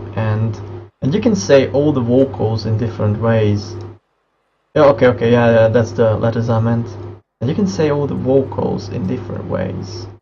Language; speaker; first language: English; non-native, fluent; Hungarian